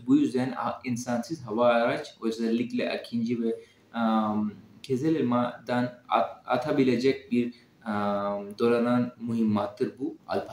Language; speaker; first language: Turkish; non-native, fluent; Urdu